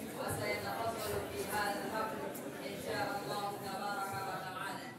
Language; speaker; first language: Arabic; non-native, learner; Urdu